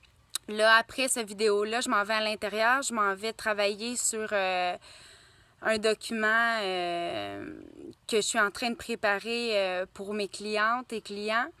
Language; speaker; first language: French; native; French